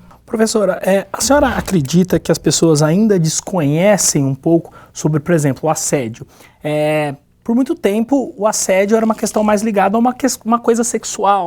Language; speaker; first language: Portuguese; native; Portuguese